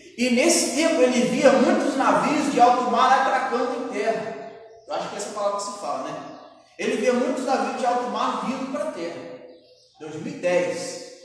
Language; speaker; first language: Portuguese; native; Portuguese